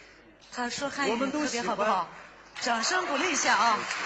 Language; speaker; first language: Chinese; non-native, local second language; Uyghur